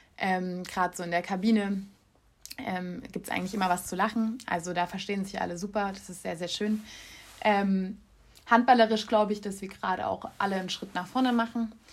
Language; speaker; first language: German; native; German